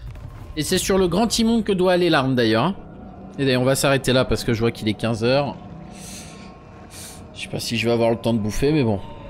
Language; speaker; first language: French; native; French